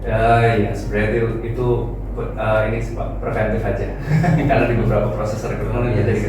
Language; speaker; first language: Indonesian; native; Indonesian